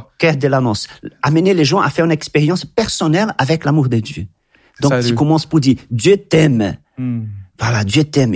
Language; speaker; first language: French; non-native, fluent; Italian